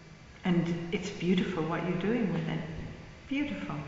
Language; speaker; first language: English; native; English